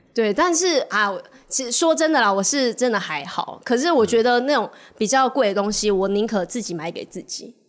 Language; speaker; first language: Chinese; native; Chinese